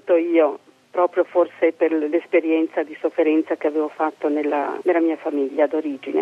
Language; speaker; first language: Italian; native; Italian